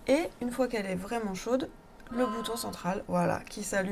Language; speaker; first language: French; native; French